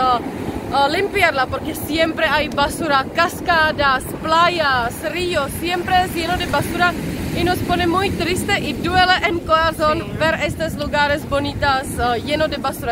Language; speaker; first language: Spanish; non-native, learner; Czech